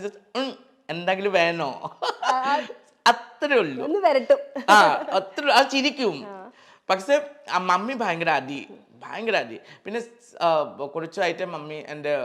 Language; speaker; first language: Malayalam; non-native, local second language; Assamese